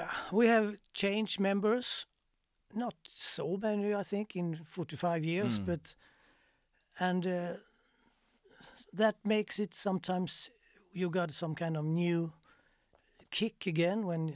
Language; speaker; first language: English; non-native, fluent; Swedish